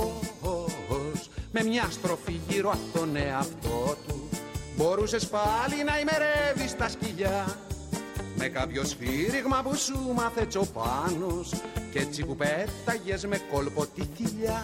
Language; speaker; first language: Greek; native; Greek